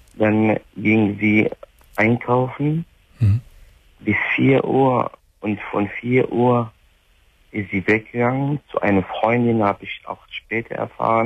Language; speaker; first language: German; non-native, fluent; Arabic